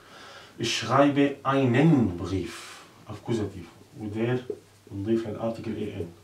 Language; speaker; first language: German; non-native, learner; Arabic